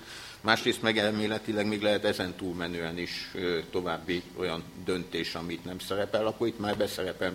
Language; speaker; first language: Hungarian; native; Hungarian